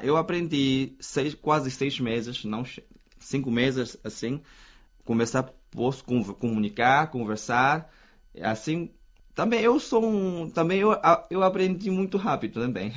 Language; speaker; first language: Portuguese; non-native, fluent; Chinese